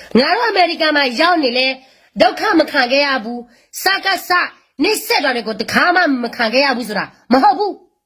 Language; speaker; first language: Burmese; non-native, local second language; S'gaw Karen